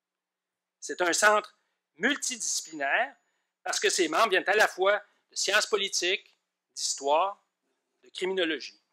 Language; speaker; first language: French; native; French